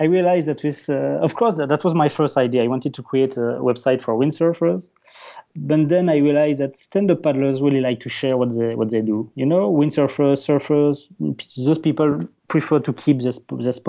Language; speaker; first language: English; non-native, fluent; French